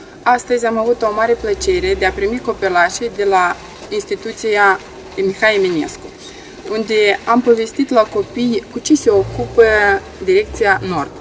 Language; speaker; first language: Romanian; non-native, local second language; Russian